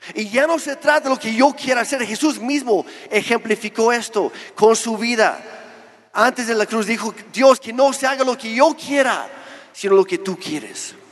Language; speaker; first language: Spanish; non-native, fluent; English